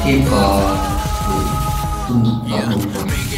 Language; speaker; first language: Korean; non-native, fluent; Chinese